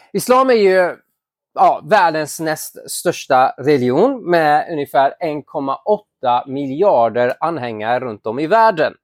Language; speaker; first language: Swedish; non-native, fluent; Persian